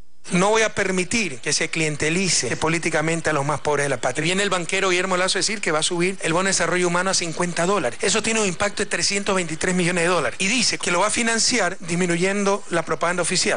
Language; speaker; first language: Spanish; native; Spanish